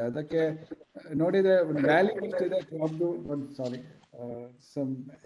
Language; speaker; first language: Kannada; non-native, local second language; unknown